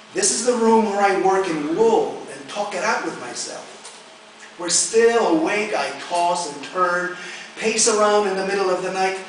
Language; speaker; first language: English; early bilingual, other home language; Spanish